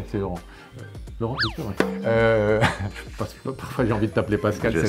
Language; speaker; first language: French; native; French